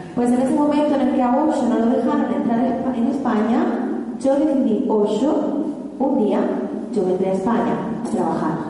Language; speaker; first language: Spanish; non-native, fluent; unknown